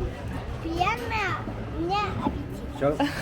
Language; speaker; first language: Russian; early bilingual, heritage; Russian